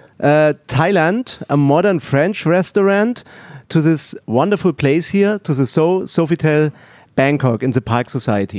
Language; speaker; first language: English; non-native, learner; German